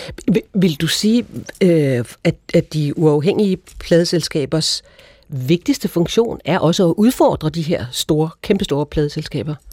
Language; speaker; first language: Danish; native; Danish